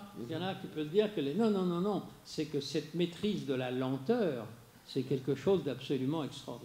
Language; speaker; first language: French; native; French